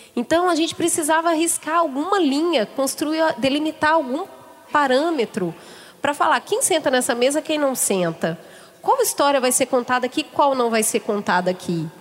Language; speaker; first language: Portuguese; native; Portuguese